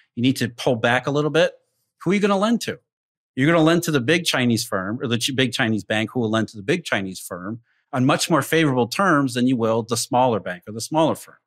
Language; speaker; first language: English; native; English